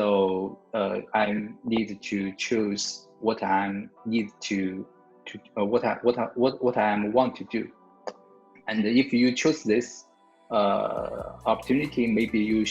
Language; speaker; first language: English; non-native, learner; Chinese